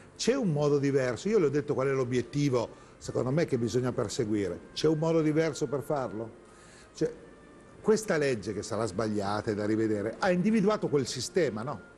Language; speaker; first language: Italian; native; Italian